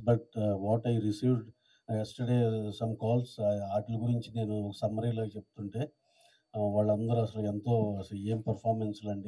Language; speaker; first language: Telugu; native; Telugu